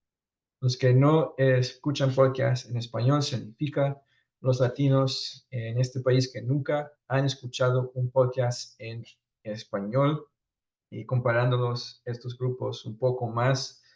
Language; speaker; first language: Spanish; early bilingual, heritage; Spanish